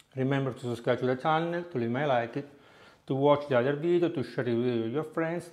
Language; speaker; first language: English; non-native, fluent; Italian